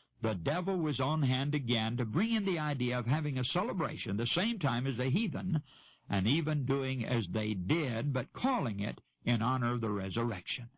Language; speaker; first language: English; native; English